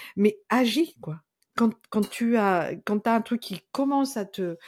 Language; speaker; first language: French; non-native, local second language; Malagasy